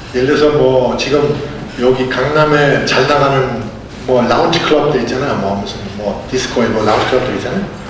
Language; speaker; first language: Korean; native; Korean